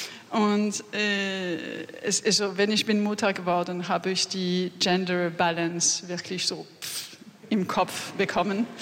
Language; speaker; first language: German; non-native, learner; French